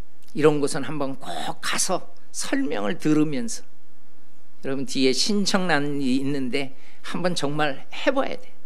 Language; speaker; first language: Korean; native; Korean